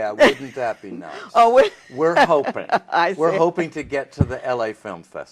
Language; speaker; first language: English; native; English